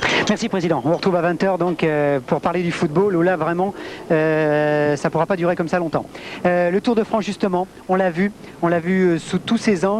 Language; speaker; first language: French; native; French